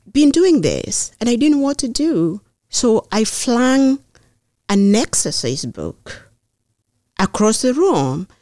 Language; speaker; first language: English; non-native, local second language; Kikuyu